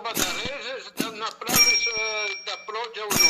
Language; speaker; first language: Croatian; non-native, learner; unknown